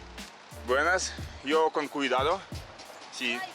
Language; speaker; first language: Spanish; non-native, learner; Ukrainian